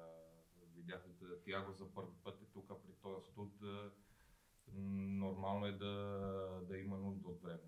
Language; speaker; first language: Bulgarian; non-native, fluent; Romanian